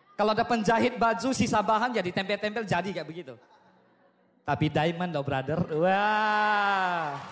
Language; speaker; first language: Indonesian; native; Indonesian